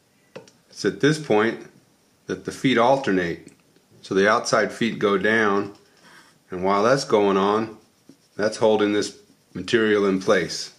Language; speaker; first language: English; native; English